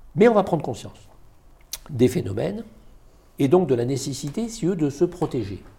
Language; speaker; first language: French; native; French